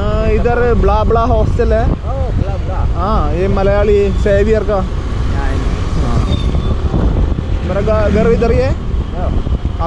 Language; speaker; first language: Hindi; non-native, local second language; Malayalam